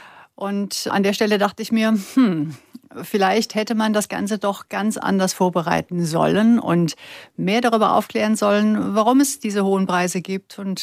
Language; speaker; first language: German; native; German